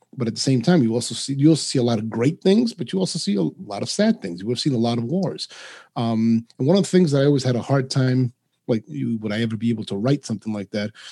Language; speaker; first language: English; early bilingual, other home language; Spanish